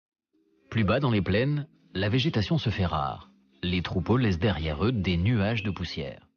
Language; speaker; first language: French; native; French